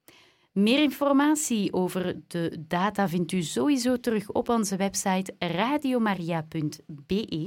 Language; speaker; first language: Dutch; native; Dutch